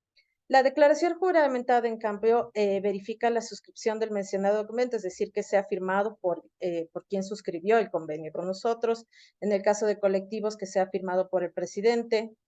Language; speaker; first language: Spanish; native; Spanish